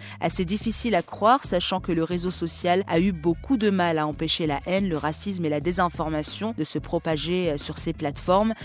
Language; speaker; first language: French; non-native, local second language; Arabic